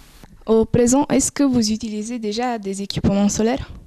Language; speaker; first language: French; non-native, learner; Romanian